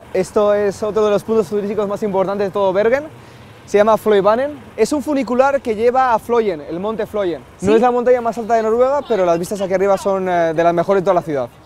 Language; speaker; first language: Spanish; native; Spanish